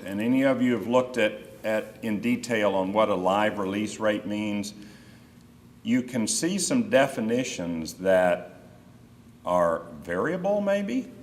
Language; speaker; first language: English; native; English